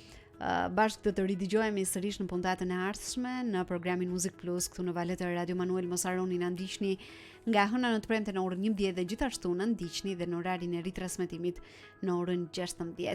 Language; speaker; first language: Albanian; native; Albanian